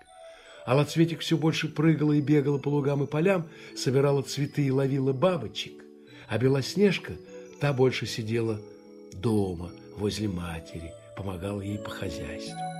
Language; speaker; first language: Russian; native; Russian